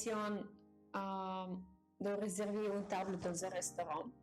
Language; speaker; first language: French; non-native, learner; Japanese